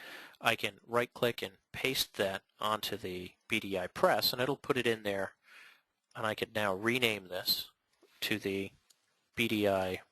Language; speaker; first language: English; native; English